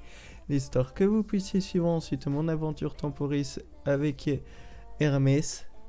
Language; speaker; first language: French; native; French